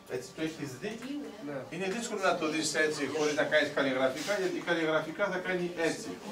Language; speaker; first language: Greek; early bilingual, heritage; Greek